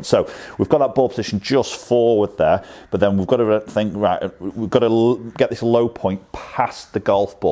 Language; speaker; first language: English; native; English